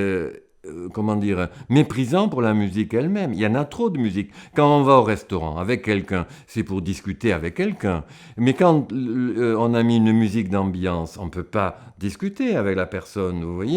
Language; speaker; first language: French; native; French